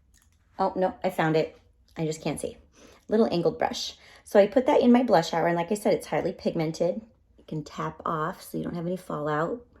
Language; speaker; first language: English; native; English